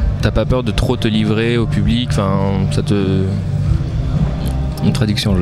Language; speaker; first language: French; native; French